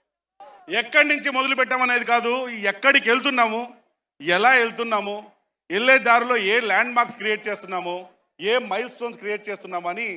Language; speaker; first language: Telugu; native; Telugu